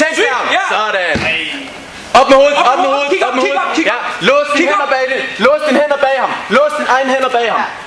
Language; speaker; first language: Danish; native; Danish